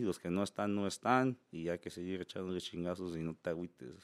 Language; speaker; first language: Spanish; early bilingual, heritage; Spanish